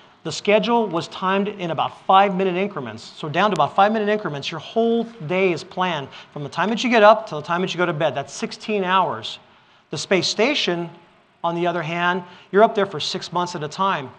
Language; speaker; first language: English; native; English